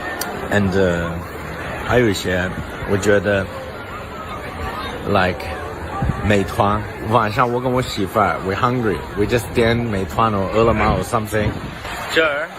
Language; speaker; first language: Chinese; non-native, fluent; English